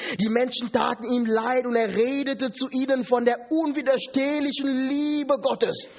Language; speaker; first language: German; non-native, fluent; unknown